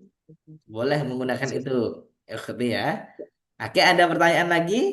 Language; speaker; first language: Malay; native; Malay